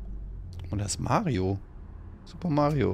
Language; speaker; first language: German; native; German